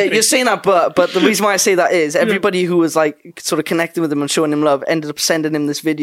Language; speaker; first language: English; native; English